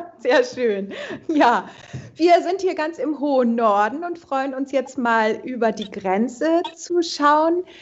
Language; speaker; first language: German; native; German